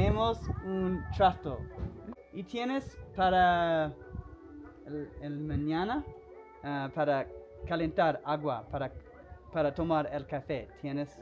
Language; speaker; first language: Spanish; non-native, learner; English